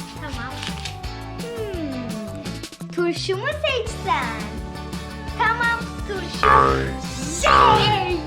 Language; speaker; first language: Turkish; early bilingual, heritage; Turkish